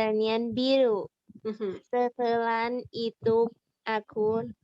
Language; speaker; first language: Indonesian; non-native, learner; Thai